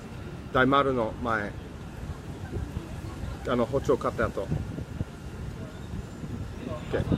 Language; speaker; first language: Japanese; non-native, fluent; English